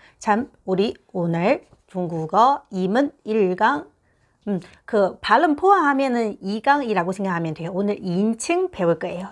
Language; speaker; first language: Korean; non-native, fluent; Chinese